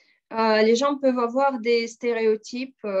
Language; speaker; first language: French; non-native, fluent; Russian